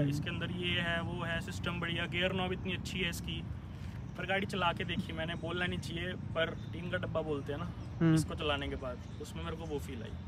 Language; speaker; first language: Hindi; native; Hindi